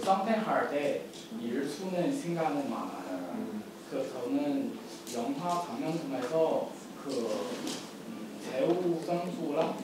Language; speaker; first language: Korean; non-native, learner; Chinese